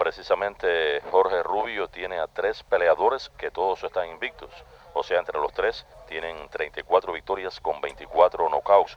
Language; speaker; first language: Spanish; native; Spanish